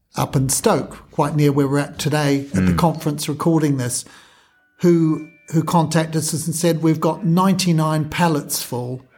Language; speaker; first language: English; native; English